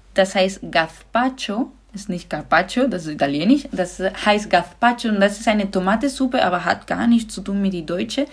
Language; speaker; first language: German; non-native, fluent; Spanish